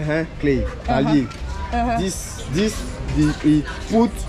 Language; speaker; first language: English; non-native, learner; French